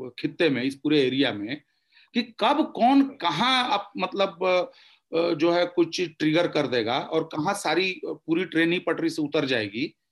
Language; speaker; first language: Hindi; native; Hindi